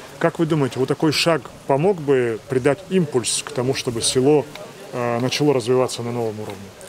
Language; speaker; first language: Russian; native; Russian